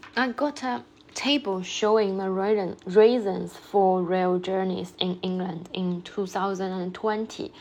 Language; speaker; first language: English; non-native, fluent; Chinese